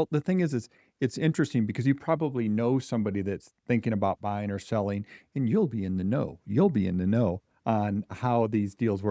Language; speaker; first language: English; native; English